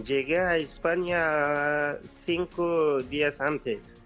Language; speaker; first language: Spanish; non-native, learner; Persian